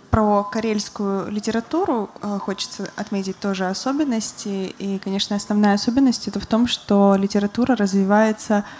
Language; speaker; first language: Russian; native; Russian